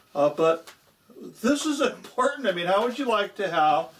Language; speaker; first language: English; native; English